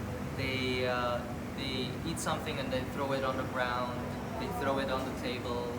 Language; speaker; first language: English; non-native, fluent; Vietnamese